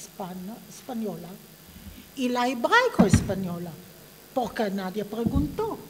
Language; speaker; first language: Spanish; non-native, fluent; Hebrew